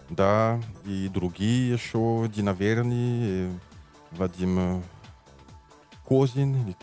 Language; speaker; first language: Russian; non-native, learner; French